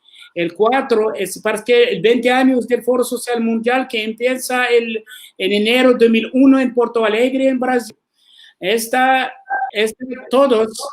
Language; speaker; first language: Spanish; non-native, learner; Arabic